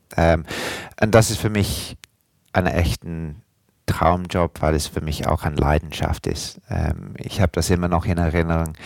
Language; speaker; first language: German; non-native, fluent; English